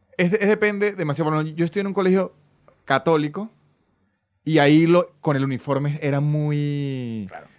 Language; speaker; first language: Spanish; native; Spanish